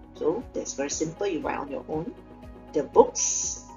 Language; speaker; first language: English; non-native, local second language; Chinese